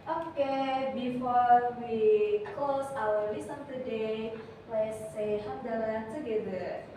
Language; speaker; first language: English; non-native, learner; Indonesian